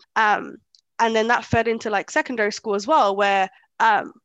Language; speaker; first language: English; early bilingual, other home language; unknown